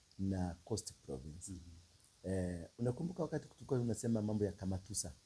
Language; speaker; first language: Swahili; non-native, local second language; Kikuyu